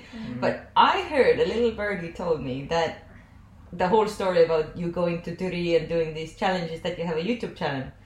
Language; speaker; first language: English; non-native, fluent; Estonian